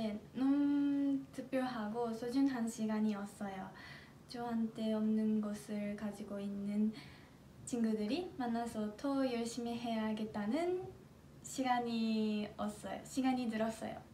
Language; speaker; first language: Korean; non-native, fluent; Japanese